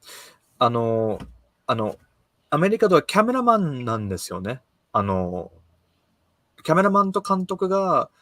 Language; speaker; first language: Japanese; early bilingual, heritage; Japanese